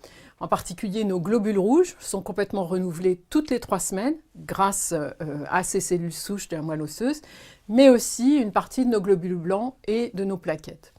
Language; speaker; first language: French; native; French